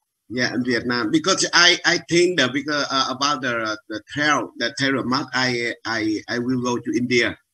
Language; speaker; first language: English; non-native, learner; Vietnamese